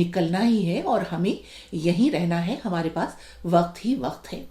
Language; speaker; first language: Urdu; native; Urdu